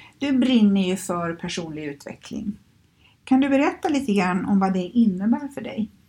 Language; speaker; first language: Swedish; native; Swedish